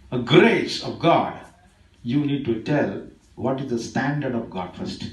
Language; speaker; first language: English; non-native, local second language; Tamil